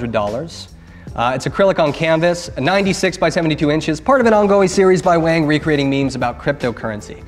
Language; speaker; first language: English; native; English